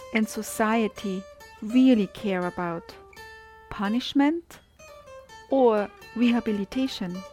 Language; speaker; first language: English; non-native, fluent; German